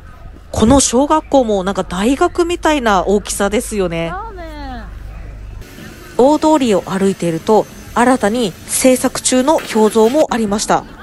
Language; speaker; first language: Japanese; native; Japanese